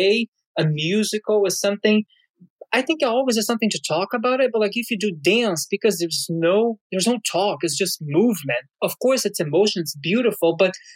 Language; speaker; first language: English; non-native, fluent; Portuguese